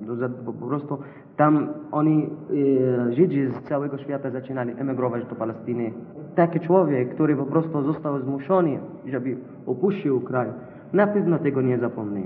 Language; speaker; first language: Polish; non-native, local second language; Arabic